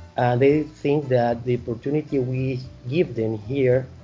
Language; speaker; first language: English; non-native, fluent; Spanish